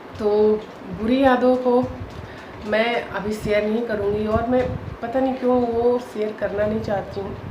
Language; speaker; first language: Hindi; native; Hindi